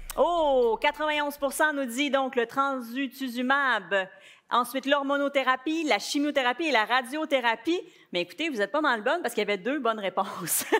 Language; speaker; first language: French; native; French